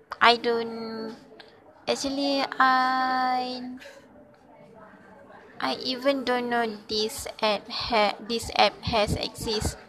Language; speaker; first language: English; non-native, learner; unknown